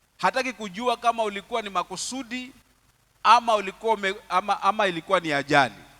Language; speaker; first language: Swahili; non-native, local second language; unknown